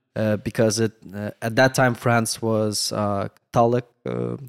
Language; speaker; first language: English; non-native, fluent; Russian